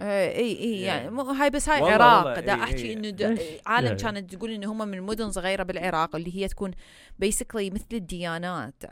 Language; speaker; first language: Arabic; early bilingual, heritage; Arabic